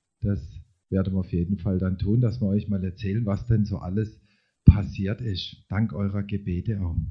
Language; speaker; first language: German; native; German